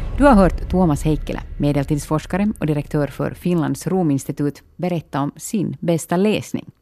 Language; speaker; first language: Swedish; native; Swedish